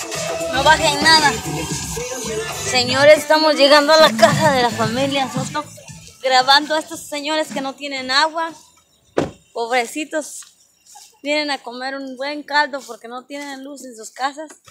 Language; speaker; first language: Spanish; early bilingual, other home language; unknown